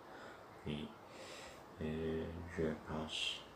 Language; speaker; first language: French; non-native, learner; Turkish